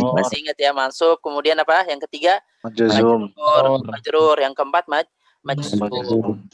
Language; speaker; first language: Indonesian; native; Indonesian